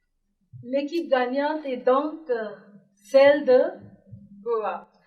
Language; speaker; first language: French; non-native, fluent; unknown